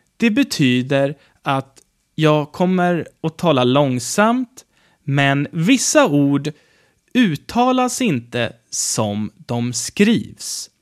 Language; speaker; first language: Swedish; native; Swedish